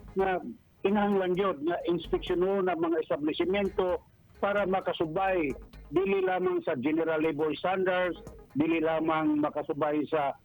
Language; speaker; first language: Cebuano; native; Cebuano